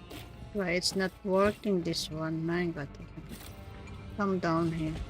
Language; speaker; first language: English; non-native, learner; Filipino